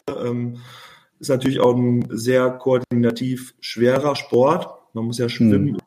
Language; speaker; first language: German; native; German